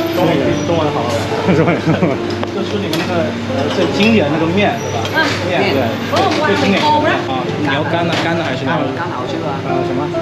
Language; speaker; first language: Chinese; early bilingual, heritage; Chinese